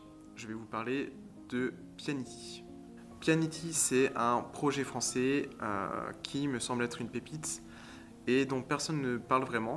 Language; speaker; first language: French; native; French